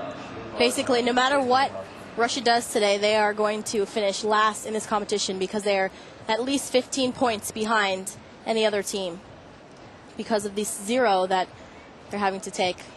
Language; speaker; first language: English; native; English